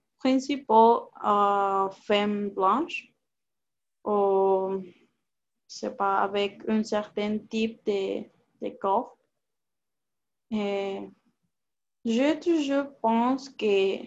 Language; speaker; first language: French; non-native, learner; Spanish